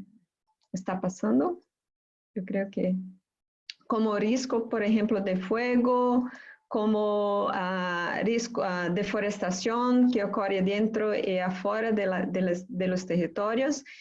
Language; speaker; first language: Spanish; non-native, fluent; Portuguese